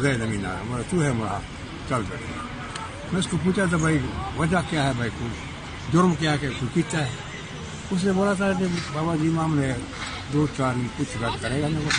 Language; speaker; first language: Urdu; non-native, local second language; Pashto